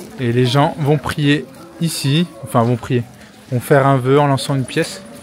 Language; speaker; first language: French; native; French